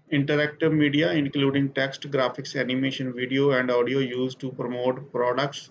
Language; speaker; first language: English; non-native, local second language; Punjabi